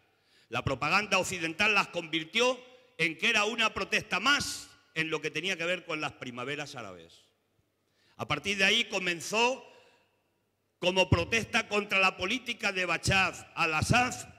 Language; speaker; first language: Spanish; native; Spanish